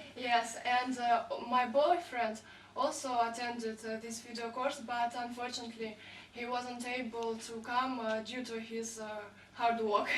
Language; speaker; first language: English; non-native, fluent; Russian